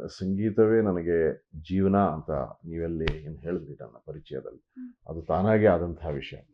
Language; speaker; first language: Kannada; native; Kannada